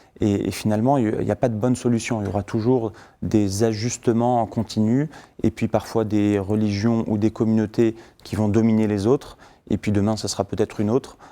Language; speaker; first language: French; early bilingual, other home language; Syriac